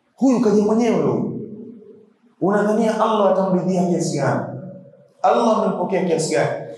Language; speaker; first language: Swahili; native; Swahili